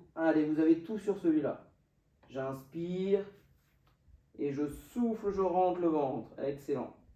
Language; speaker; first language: French; native; French